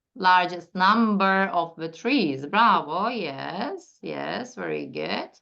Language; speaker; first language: English; non-native, fluent; Turkish